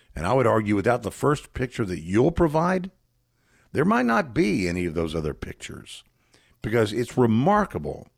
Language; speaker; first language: English; native; English